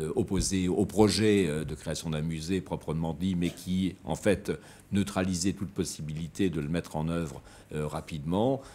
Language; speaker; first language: French; native; French